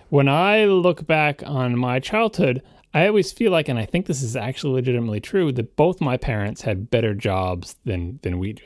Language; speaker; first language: English; native; English